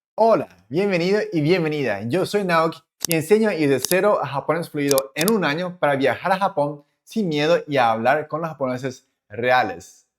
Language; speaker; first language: Spanish; non-native, fluent; Japanese